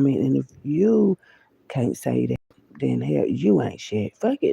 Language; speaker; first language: English; native; English